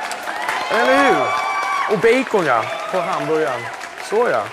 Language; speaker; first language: Swedish; native; Swedish